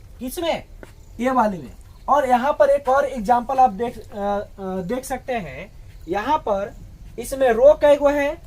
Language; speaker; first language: Hindi; native; Hindi